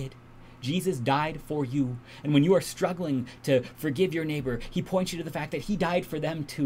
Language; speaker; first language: English; native; English